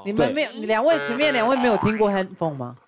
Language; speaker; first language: Chinese; native; Chinese